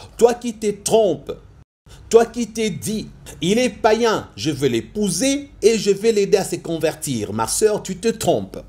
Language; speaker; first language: French; non-native, local second language; Lingala